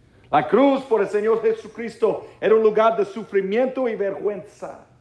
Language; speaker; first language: Spanish; non-native, learner; English